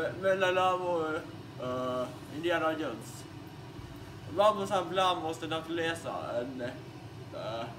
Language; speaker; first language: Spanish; non-native, learner; Swedish